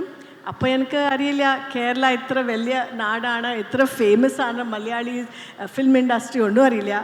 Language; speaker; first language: Malayalam; non-native, fluent; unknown